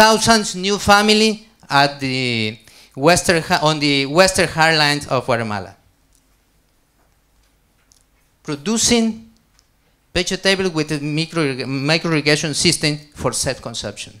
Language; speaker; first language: English; non-native, learner; Spanish